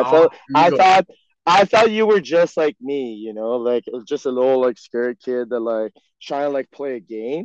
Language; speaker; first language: English; non-native, fluent; French